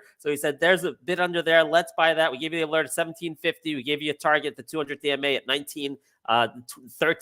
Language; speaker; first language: English; native; English